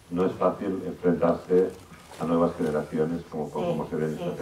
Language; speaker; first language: Spanish; native; Spanish